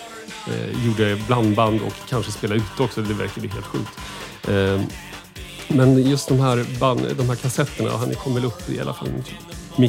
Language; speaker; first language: Swedish; native; Swedish